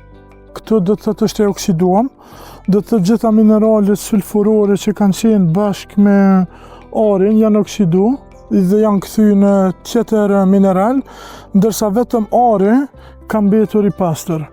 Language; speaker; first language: Albanian; native; Albanian